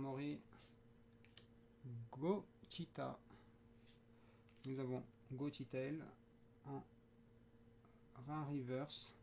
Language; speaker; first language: French; native; French